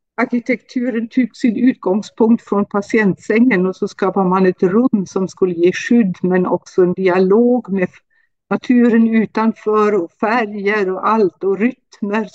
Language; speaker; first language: Swedish; non-native, fluent; German